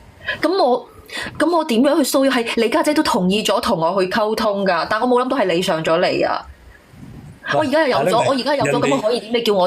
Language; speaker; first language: Cantonese; native; Cantonese